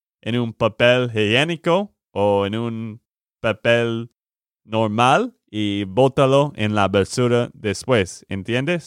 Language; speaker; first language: Spanish; non-native, learner; English